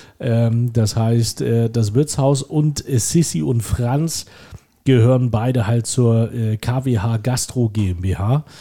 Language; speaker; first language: German; native; German